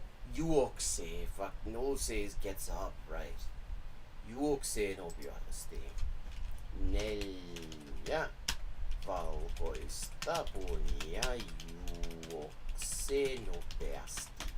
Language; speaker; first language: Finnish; non-native, learner; English